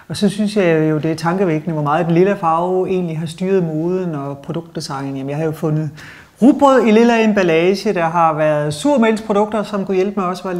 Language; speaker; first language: Danish; native; Danish